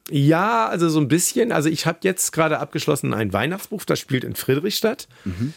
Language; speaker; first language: German; native; German